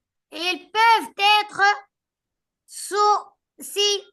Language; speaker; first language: French; non-native, learner; Arabic